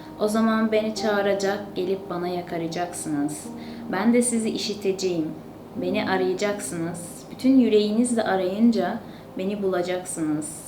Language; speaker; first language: Turkish; early bilingual, other home language; Azerbaijani